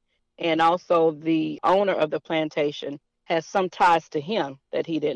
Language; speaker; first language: English; native; English